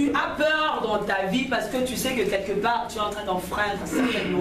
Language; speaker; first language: French; non-native, local second language; Lingala